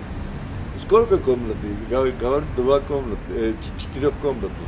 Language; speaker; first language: Russian; non-native, local second language; Armenian